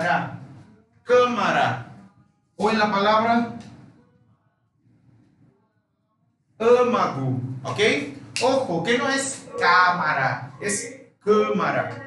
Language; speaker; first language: Spanish; non-native, fluent; Portuguese